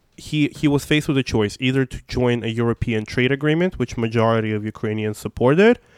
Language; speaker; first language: English; non-native, fluent; Russian